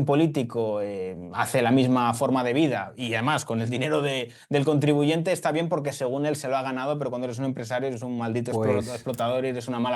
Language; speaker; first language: Spanish; native; Spanish